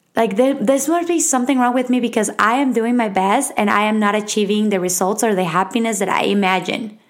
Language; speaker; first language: English; non-native, fluent; Spanish